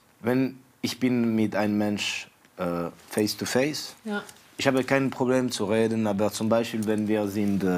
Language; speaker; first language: German; non-native, fluent; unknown